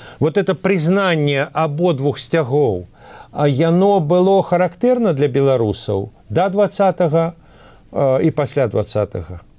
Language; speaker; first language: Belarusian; non-native, local second language; Russian